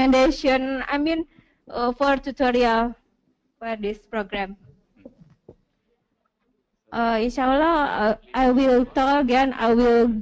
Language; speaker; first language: English; non-native, learner; Indonesian